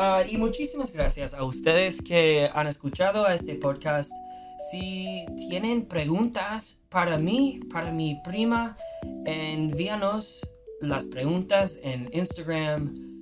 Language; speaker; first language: Spanish; non-native, fluent; English